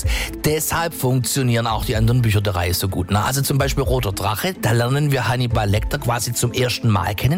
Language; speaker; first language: German; native; German